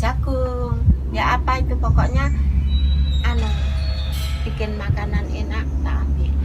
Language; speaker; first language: Indonesian; non-native, local second language; Javanese